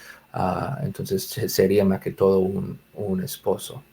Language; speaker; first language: Spanish; non-native, fluent; English